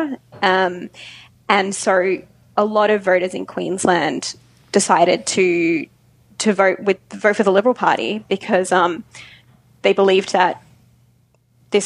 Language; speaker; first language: English; native; English